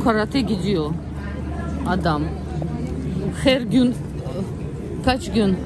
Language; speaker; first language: Turkish; non-native, learner; Russian